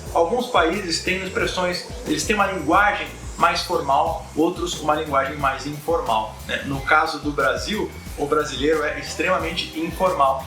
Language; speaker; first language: Portuguese; native; Portuguese